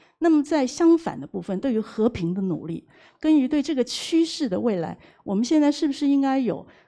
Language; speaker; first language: Chinese; native; Chinese